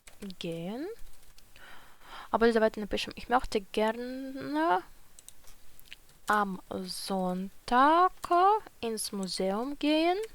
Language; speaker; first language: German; non-native, fluent; Ukrainian